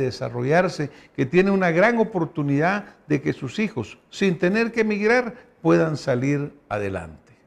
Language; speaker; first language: Spanish; native; Spanish